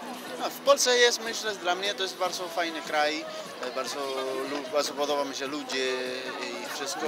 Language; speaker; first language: Polish; non-native, learner; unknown